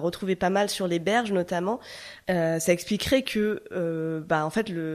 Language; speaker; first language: French; native; French